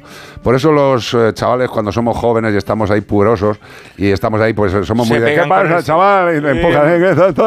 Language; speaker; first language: Spanish; native; Spanish